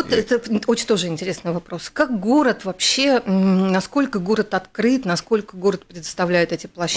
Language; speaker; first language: Russian; native; Russian